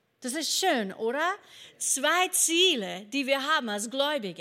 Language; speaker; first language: German; non-native, fluent; English